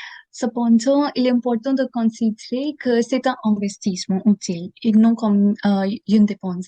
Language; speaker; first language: French; non-native, learner; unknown